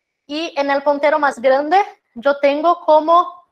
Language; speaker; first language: Spanish; non-native, fluent; Portuguese